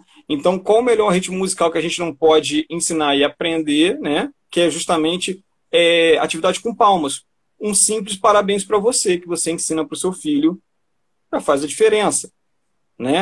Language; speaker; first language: Portuguese; native; Portuguese